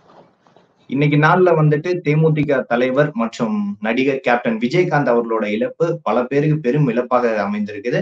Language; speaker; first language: Tamil; native; Tamil